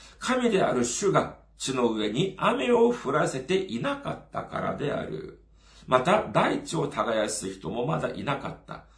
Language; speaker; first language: Japanese; non-native, fluent; Korean